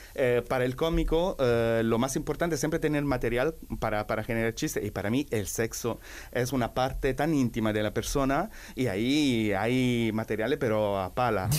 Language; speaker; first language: Spanish; non-native, fluent; Italian